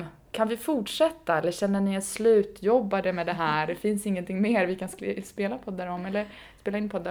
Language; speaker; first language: Swedish; native; Swedish